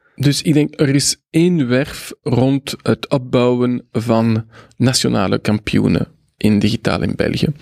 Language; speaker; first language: Dutch; non-native, local second language; French